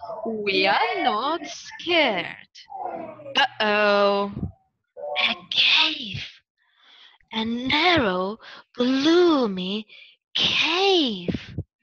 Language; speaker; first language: English; non-native, fluent; Russian